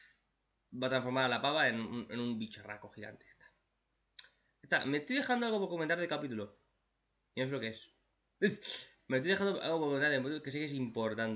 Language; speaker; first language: Spanish; native; Spanish